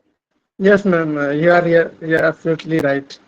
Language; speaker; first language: English; non-native, learner; Hindi